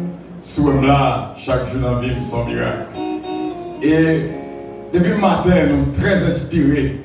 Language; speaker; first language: French; non-native, local second language; Haitian Creole